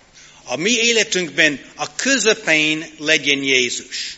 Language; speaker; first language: Hungarian; non-native, learner; English